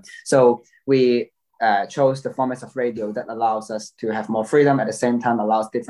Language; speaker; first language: English; non-native, local second language; Cantonese